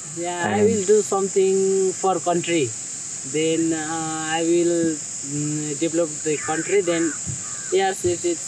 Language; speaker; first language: English; non-native, learner; Nepali